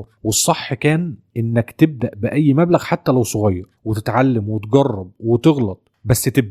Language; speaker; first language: Arabic; native; Arabic